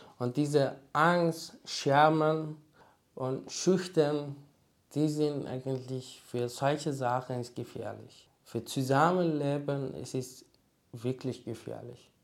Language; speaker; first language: German; non-native, learner; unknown